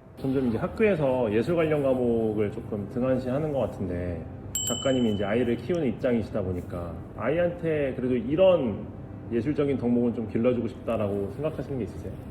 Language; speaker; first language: Korean; native; Korean